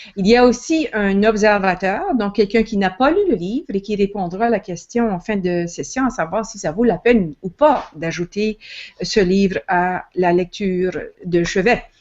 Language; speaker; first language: French; native; French